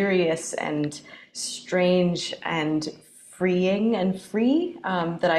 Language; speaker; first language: English; native; English